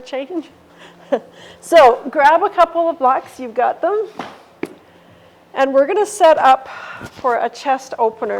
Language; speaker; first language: English; native; English